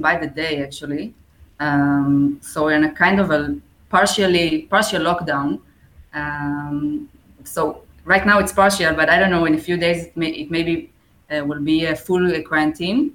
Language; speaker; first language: English; non-native, fluent; Hebrew